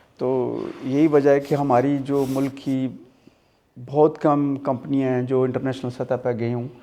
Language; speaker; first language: Urdu; non-native, local second language; Punjabi